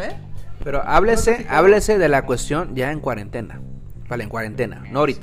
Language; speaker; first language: Spanish; native; Spanish